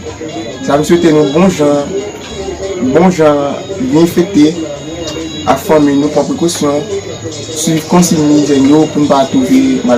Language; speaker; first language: French; non-native, learner; Haitian Creole